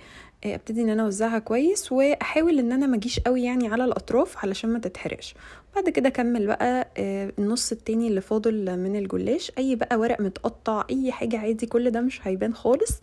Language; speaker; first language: Arabic; native; Arabic